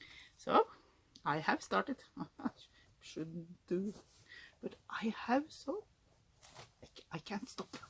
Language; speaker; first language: English; non-native, learner; Norwegian